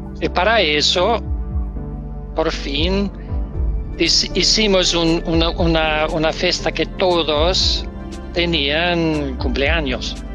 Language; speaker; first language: Spanish; non-native, learner; Danish